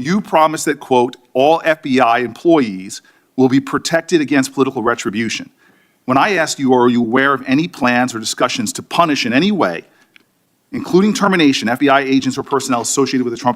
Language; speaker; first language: English; native; English